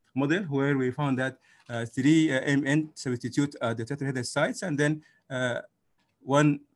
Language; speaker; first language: English; non-native, fluent; Arabic